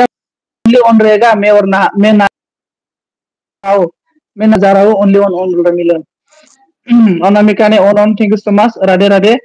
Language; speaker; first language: Hindi; non-native, local second language; Bodo